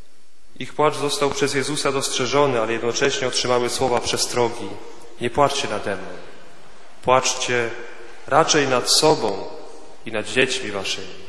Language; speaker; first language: Polish; native; Polish